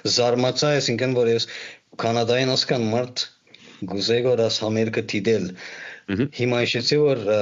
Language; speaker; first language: Armenian; early bilingual, heritage; Armenian